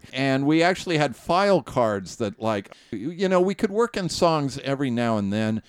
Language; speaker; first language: English; native; English